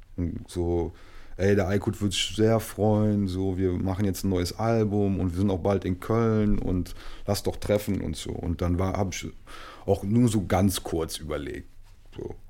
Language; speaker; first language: German; native; German